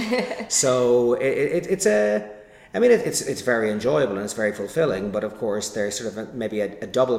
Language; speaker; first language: English; native; English